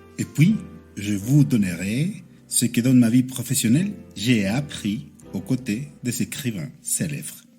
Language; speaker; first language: French; non-native, fluent; Spanish